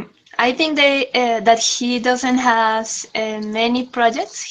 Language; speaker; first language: English; non-native, learner; Spanish